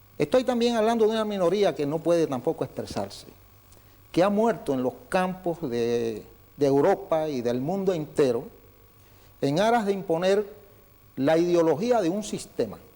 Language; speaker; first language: Spanish; native; Spanish